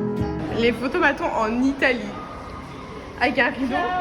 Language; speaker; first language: French; native; French